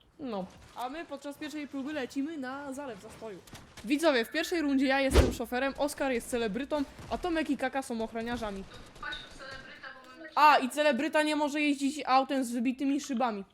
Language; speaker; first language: Polish; native; Polish